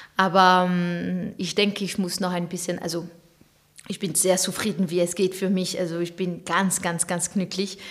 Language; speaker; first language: German; non-native, fluent; French